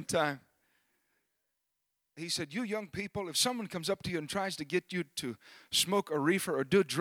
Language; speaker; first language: English; native; English